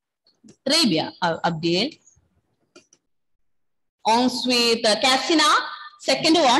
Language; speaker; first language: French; non-native, fluent; Malayalam